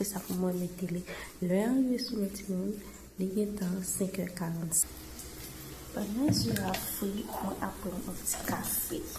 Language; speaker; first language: French; non-native, learner; Haitian Creole